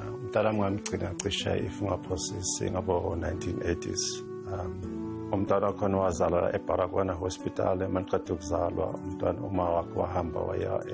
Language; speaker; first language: Zulu; native; Zulu